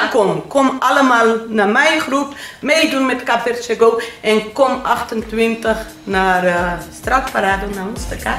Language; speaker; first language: Dutch; non-native, learner; Portuguese